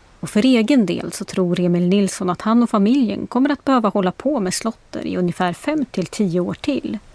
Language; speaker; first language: Swedish; native; Swedish